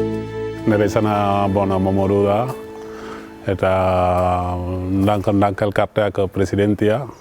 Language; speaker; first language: Basque; non-native, learner; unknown